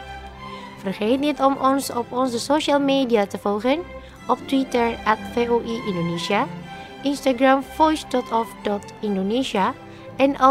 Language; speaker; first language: Dutch; non-native, learner; Indonesian